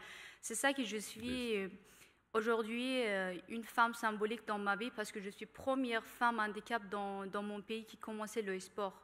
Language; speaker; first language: French; non-native, learner; Persian